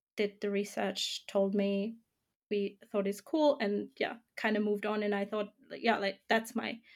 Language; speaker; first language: English; non-native, fluent; German